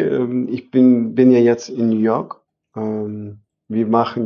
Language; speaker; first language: German; non-native, fluent; Arabic